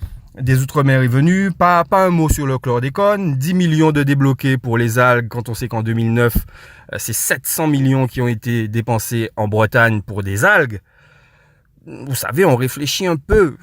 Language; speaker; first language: French; non-native, local second language; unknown